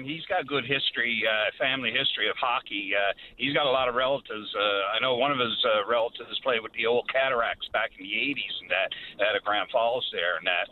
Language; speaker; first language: English; native; English